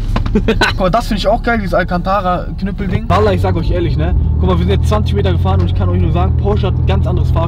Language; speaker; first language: German; native; German